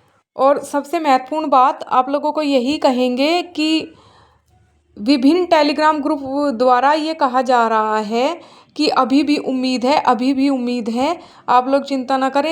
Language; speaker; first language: Hindi; native; Hindi